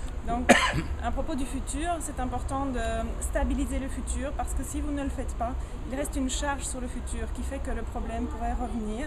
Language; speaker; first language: French; native; French